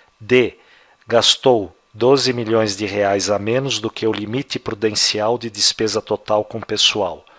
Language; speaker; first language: Portuguese; native; Portuguese